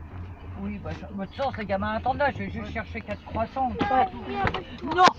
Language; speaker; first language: French; native; French